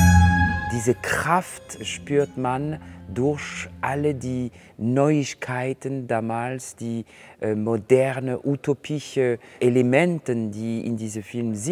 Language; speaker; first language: German; non-native, fluent; French